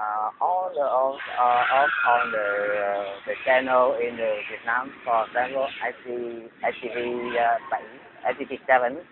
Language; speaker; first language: English; non-native, learner; Vietnamese